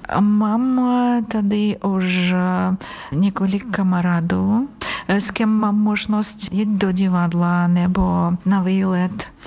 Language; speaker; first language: Czech; non-native, learner; Ukrainian